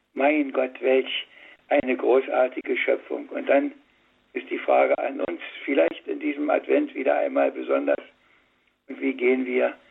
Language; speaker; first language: German; native; German